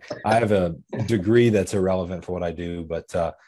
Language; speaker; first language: English; native; English